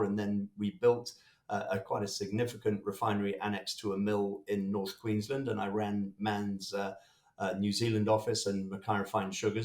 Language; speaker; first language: English; native; English